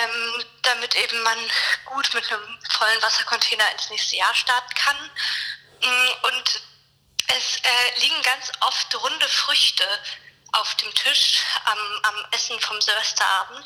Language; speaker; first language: German; native; German